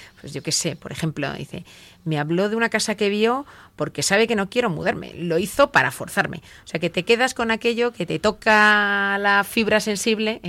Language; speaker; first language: Spanish; native; Spanish